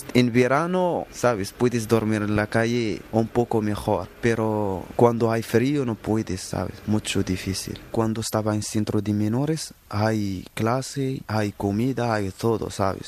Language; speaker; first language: Spanish; non-native, learner; Arabic